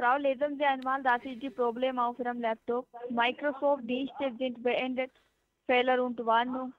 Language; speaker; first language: German; non-native, learner; Hindi